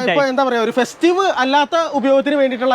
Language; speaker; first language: Malayalam; native; Malayalam